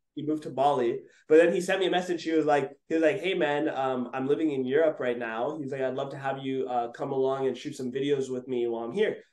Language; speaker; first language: English; native; English